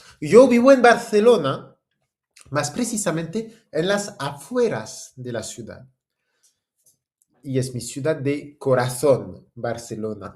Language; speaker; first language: Spanish; non-native, fluent; French